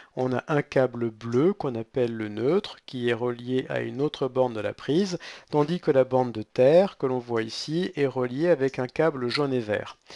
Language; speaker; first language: French; native; French